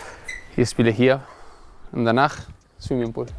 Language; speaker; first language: German; non-native, learner; Spanish